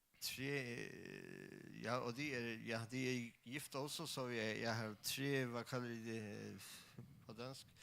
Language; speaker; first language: Danish; non-native, local second language; Faroese